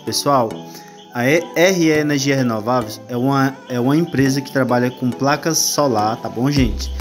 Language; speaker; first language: Portuguese; native; Portuguese